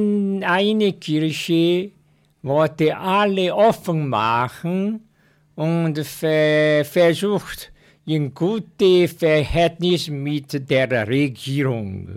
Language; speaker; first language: German; non-native, learner; Chinese